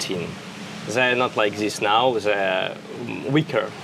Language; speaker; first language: English; non-native, fluent; Russian